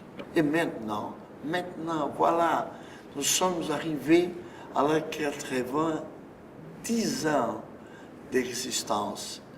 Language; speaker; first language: French; non-native, fluent; Portuguese